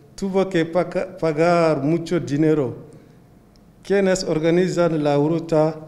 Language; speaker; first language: Spanish; non-native, learner; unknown